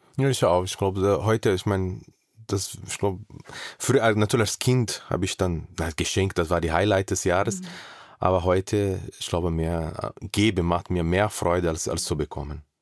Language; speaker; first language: German; non-native, fluent; Portuguese